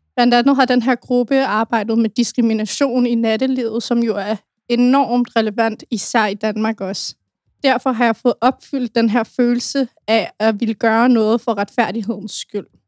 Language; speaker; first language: Danish; early bilingual, other home language; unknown